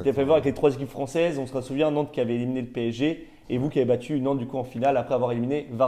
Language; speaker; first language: French; native; French